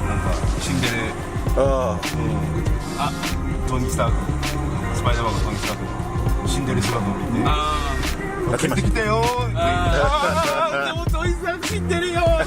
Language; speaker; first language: Japanese; native; Japanese